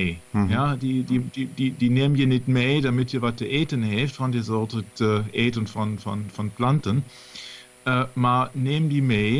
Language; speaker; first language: Dutch; non-native, learner; German